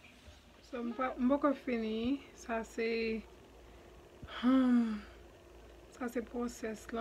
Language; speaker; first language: French; non-native, local second language; Haitian Creole